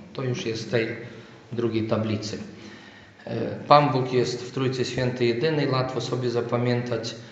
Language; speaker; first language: Polish; native; Polish